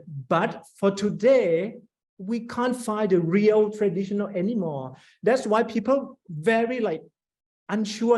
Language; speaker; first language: English; non-native, fluent; Thai